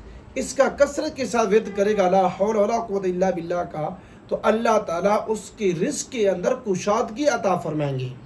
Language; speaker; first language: Urdu; native; Urdu